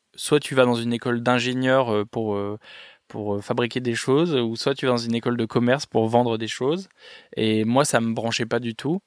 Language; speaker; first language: French; native; French